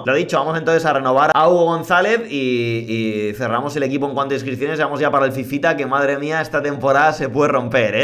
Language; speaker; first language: Spanish; native; Spanish